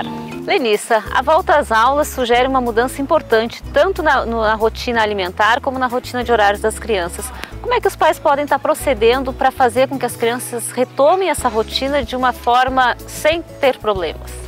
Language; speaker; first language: Portuguese; native; Portuguese